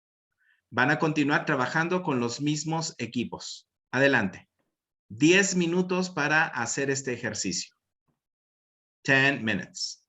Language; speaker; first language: Spanish; native; Spanish